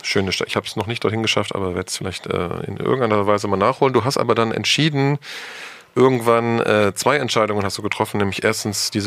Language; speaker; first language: German; native; German